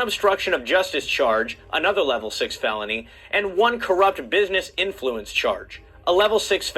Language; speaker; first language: English; native; English